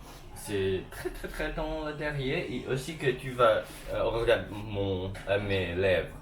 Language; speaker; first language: French; non-native, learner; English